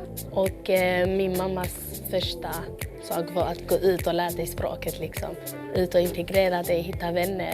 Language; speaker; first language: Swedish; early bilingual, other home language; Albanian